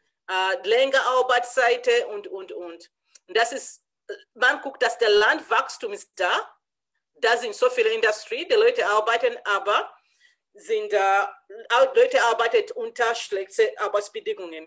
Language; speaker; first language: German; non-native, learner; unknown